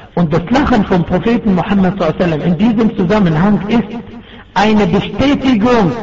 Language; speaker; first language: German; non-native, fluent; Arabic